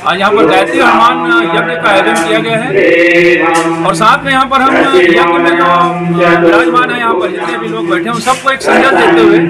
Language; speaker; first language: Hindi; native; Hindi